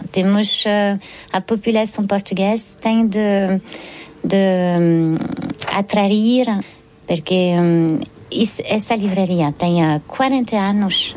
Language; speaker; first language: Portuguese; non-native, fluent; French